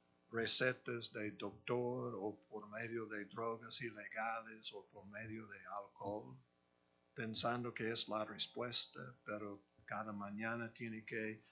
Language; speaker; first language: Spanish; non-native, fluent; English